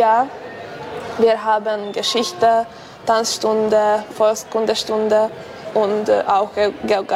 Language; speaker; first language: German; non-native, local second language; Hungarian